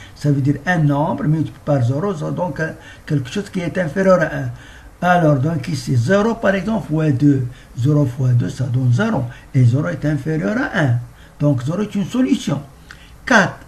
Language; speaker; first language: French; non-native, local second language; Arabic